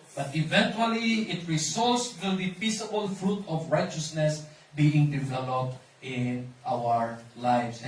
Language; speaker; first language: English; non-native, local second language; Filipino